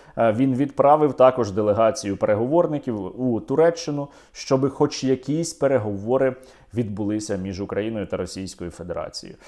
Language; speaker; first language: Ukrainian; native; Ukrainian